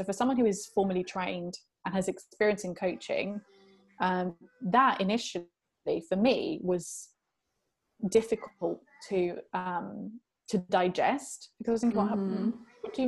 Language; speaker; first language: English; early bilingual, other home language; Italian